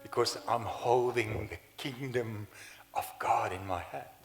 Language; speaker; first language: English; non-native, local second language; Afrikaans